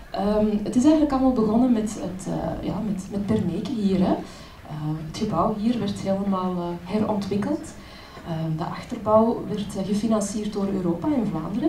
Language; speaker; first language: Dutch; native; Dutch